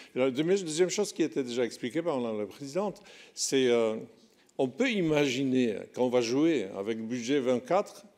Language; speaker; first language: French; non-native, fluent; Polish